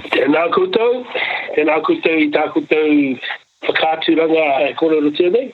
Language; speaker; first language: Māori; non-native, local second language; English